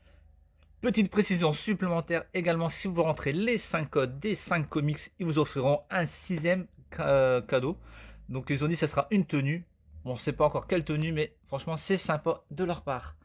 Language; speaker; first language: French; native; French